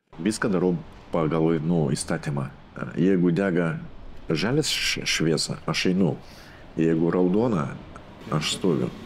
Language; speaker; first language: Lithuanian; non-native, local second language; Russian